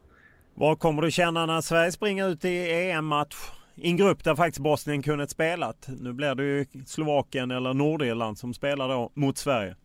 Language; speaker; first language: Swedish; native; Swedish